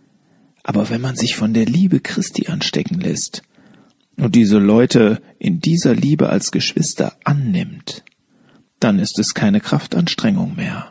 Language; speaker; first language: German; native; German